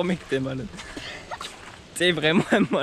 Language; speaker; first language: French; native; French